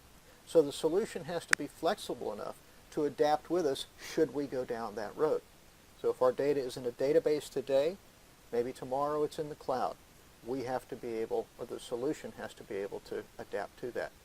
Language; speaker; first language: English; native; English